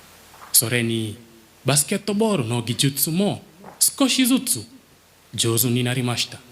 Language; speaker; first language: Japanese; non-native, learner; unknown